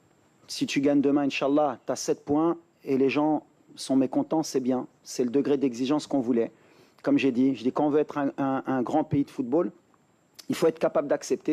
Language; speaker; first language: French; native; French